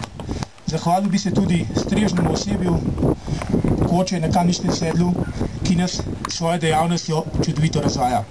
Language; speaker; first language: Slovenian; native; Slovenian